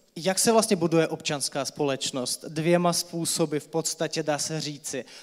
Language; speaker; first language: Czech; non-native, fluent; Russian